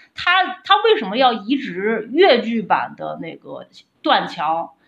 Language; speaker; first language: Chinese; native; Chinese